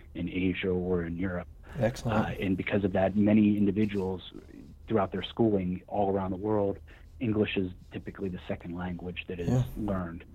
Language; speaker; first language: English; native; English